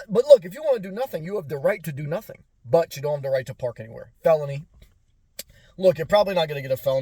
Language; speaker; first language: English; native; English